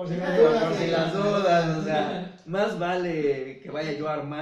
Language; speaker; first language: Spanish; native; Spanish